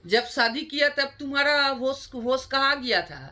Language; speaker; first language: Hindi; non-native, local second language; Bangla